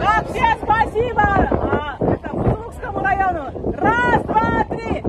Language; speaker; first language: Russian; non-native, local second language; Kyrgyz